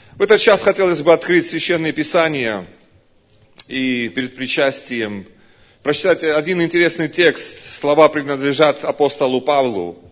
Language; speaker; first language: Russian; non-native, local second language; Georgian